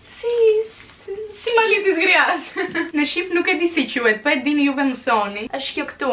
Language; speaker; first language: Albanian; early bilingual, heritage; Albanian